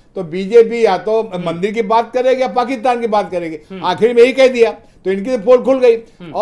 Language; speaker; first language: Hindi; native; Hindi